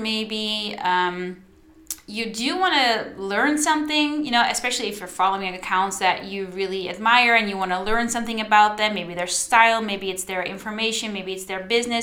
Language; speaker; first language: English; non-native, fluent; Dutch